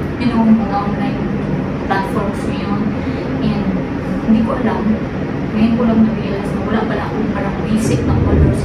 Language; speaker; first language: Filipino; non-native, local second language; Hiligaynon